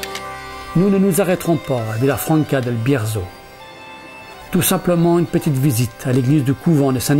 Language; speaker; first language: French; native; French